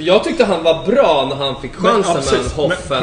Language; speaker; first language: Swedish; native; Swedish